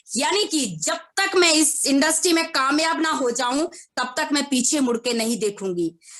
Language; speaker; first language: Hindi; native; Hindi